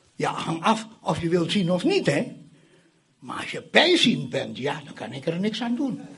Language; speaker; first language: Dutch; non-native, fluent; Indonesian